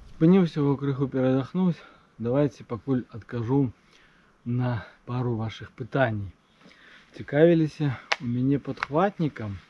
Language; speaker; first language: Belarusian; non-native, local second language; Russian